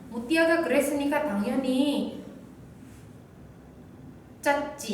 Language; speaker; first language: Korean; non-native, fluent; Indonesian